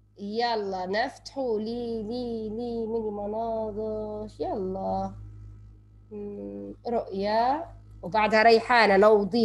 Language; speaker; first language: Arabic; native; Arabic